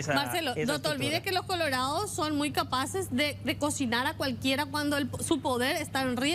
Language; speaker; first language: Spanish; native; Spanish